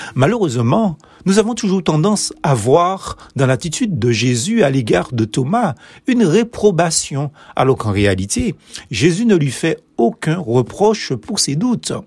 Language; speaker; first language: French; native; French